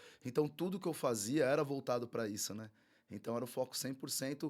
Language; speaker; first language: Portuguese; native; Portuguese